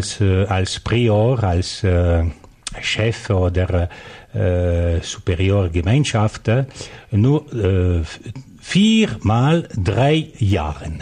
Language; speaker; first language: German; non-native, local second language; French